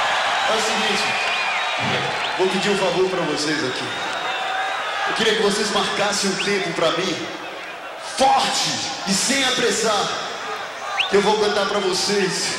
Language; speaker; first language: Portuguese; native; Portuguese